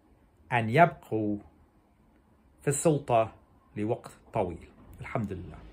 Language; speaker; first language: Arabic; non-native, fluent; English